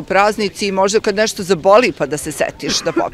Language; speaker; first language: Serbian; native; Serbian